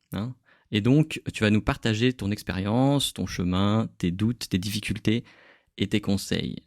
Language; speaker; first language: French; native; French